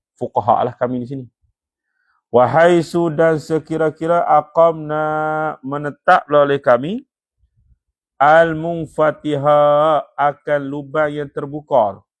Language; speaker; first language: Malay; native; Malay